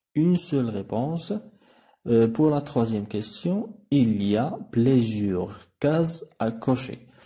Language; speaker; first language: French; non-native, local second language; Arabic